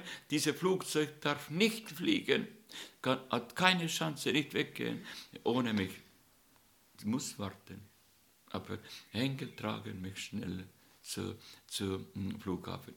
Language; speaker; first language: German; non-native, learner; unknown